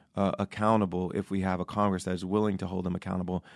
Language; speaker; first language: English; native; English